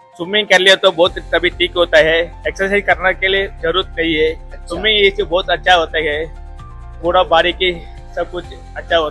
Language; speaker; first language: Hindi; non-native, learner; Tamil